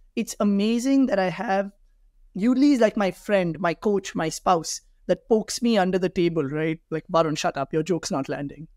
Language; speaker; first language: English; non-native, local second language; Hindi